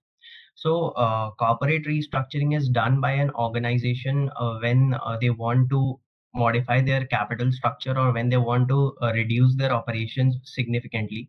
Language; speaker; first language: English; non-native, local second language; Hindi